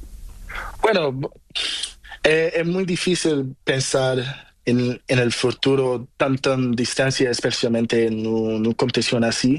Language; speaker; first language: Spanish; non-native, learner; Portuguese